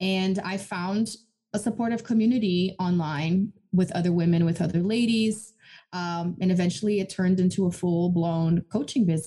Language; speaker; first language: English; non-native, fluent; Portuguese